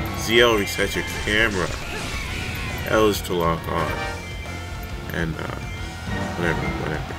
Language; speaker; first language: English; native; English